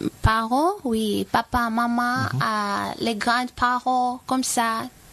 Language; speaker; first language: French; non-native, learner; Masai